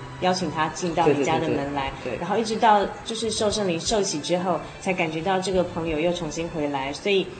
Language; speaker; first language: Chinese; native; Chinese